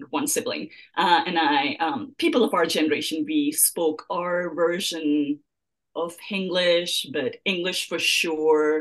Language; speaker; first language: English; native; English